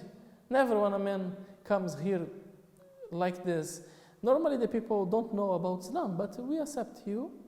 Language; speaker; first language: English; non-native, fluent; Portuguese